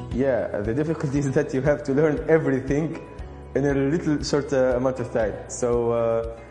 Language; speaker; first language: English; non-native, fluent; Arabic